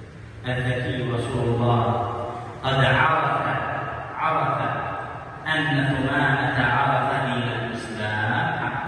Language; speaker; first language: Arabic; non-native, fluent; Indonesian